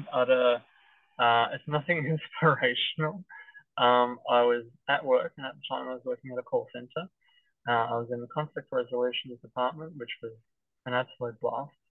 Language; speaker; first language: English; native; English